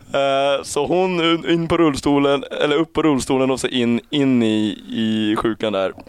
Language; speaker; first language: Swedish; early bilingual, other home language; Chinese